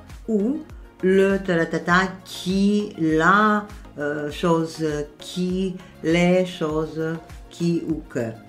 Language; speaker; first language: French; non-native, fluent; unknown